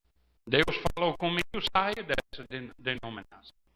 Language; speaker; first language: Portuguese; non-native, fluent; English